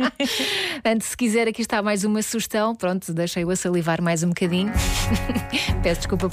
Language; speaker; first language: Portuguese; native; Portuguese